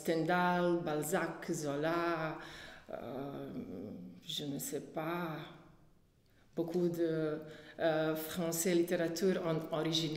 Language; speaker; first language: French; non-native, learner; Bosnian